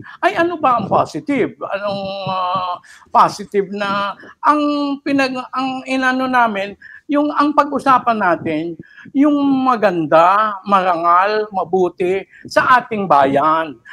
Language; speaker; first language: Filipino; native; Filipino